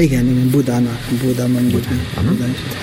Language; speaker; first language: Hungarian; non-native, learner; Tibetan